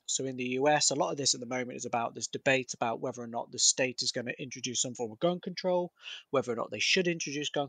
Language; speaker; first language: English; native; English